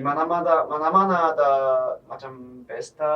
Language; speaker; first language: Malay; non-native, fluent; Korean